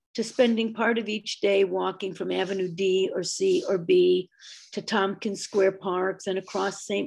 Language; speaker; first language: English; native; English